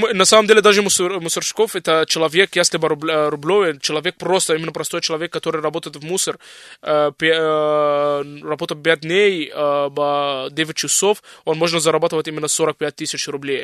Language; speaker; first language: Russian; non-native, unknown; Arabic